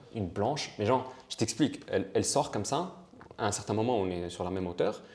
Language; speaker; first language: French; early bilingual, other home language; Italian